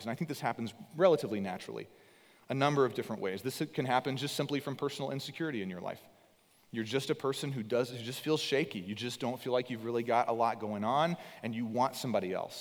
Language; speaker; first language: English; native; English